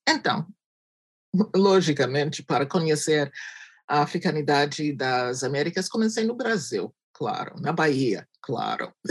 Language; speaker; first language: Portuguese; non-native, fluent; English